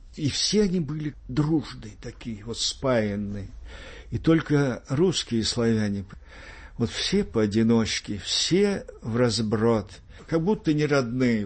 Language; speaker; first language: Russian; native; Russian